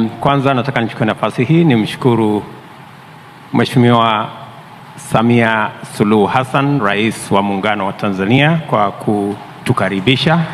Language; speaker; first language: Swahili; non-native, local second language; Kalenjin